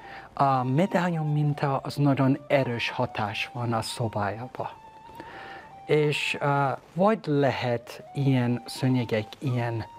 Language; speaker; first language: Hungarian; non-native, learner; Persian